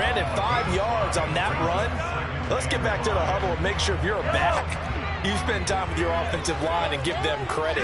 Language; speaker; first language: English; native; English